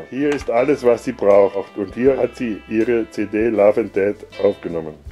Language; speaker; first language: German; native; German